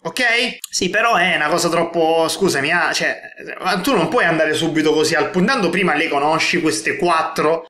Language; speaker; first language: Italian; native; Italian